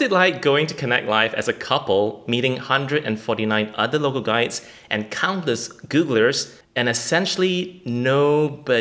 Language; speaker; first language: English; non-native, local second language; Chinese